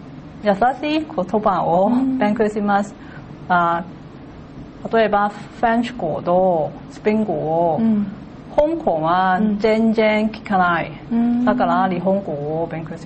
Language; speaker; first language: Japanese; non-native, learner; Cantonese